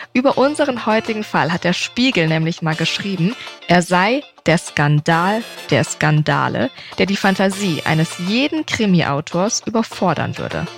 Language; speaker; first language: German; native; German